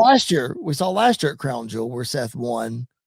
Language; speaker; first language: English; native; English